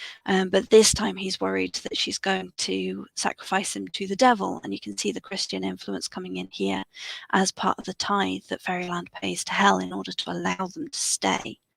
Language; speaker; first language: English; native; English